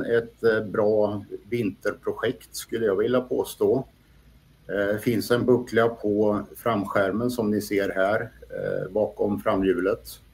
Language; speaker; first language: Swedish; native; Swedish